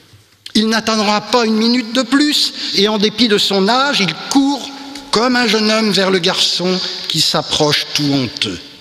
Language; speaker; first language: French; native; French